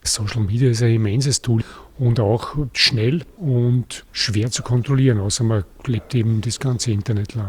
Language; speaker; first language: German; native; German